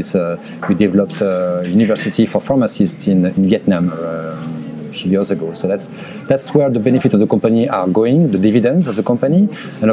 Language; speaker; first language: English; non-native, fluent; French